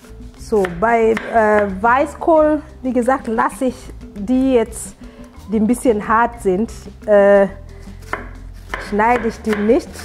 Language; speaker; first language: German; non-native, fluent; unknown